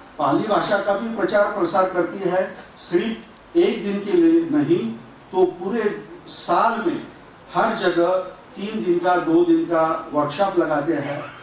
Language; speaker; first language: Hindi; non-native, local second language; Marathi